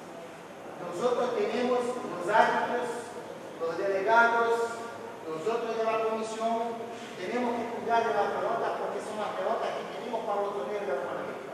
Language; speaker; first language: Spanish; non-native, fluent; Portuguese